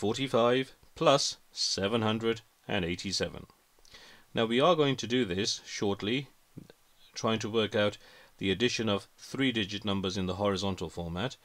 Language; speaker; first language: English; native; English